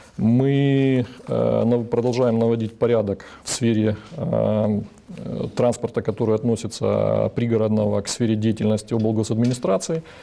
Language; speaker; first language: Russian; native; Russian